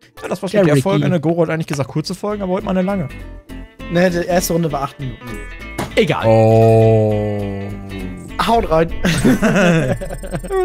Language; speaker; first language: German; native; German